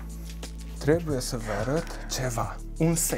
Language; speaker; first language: Romanian; non-native, local second language; Hungarian